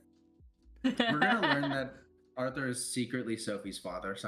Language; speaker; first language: English; native; English